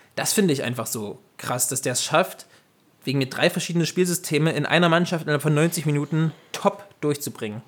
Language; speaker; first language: German; native; German